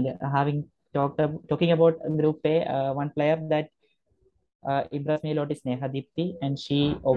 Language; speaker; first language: English; non-native, local second language; Malayalam